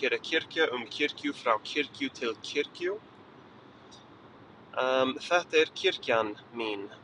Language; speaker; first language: Icelandic; non-native, learner; English